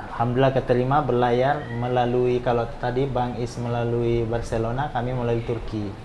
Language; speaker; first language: Indonesian; native; Indonesian